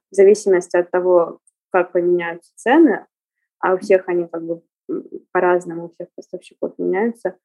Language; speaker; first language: Russian; native; Russian